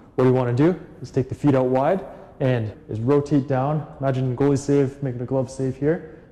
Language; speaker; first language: English; native; English